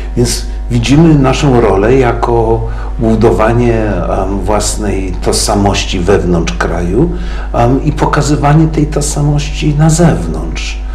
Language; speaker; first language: Polish; early bilingual, heritage; Polish